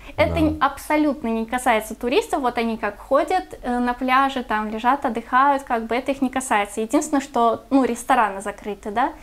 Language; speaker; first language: Russian; native; Russian